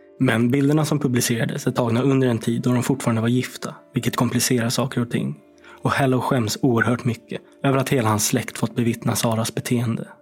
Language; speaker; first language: Swedish; native; Swedish